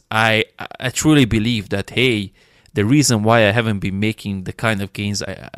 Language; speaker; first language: English; non-native, fluent; Romanian